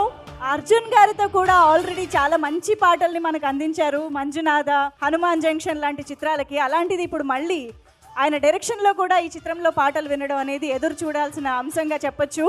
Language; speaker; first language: Telugu; native; Telugu